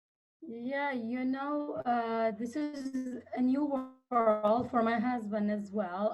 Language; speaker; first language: English; non-native, fluent; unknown